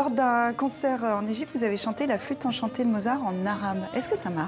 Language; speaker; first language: French; native; French